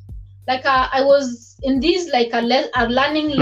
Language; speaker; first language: English; non-native, local second language; Luyia